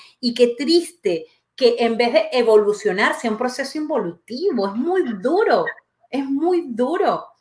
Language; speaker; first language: Spanish; native; Spanish